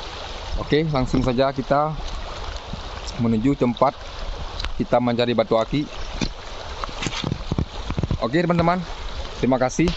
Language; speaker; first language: Indonesian; non-native, local second language; Achinese